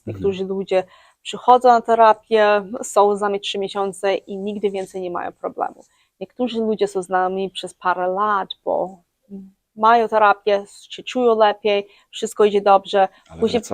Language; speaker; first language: Polish; early bilingual, heritage; English